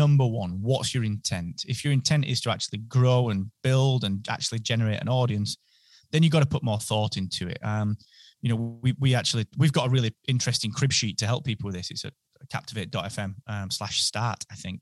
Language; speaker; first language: English; native; English